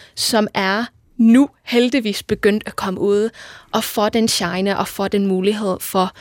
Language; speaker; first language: Danish; non-native, fluent; English